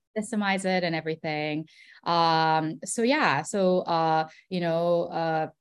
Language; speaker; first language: English; early bilingual, other home language; Korean